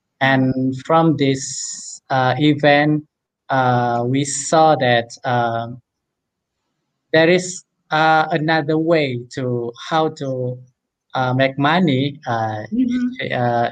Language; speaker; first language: English; non-native, fluent; Indonesian